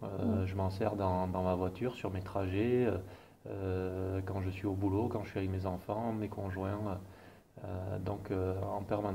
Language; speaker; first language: French; native; French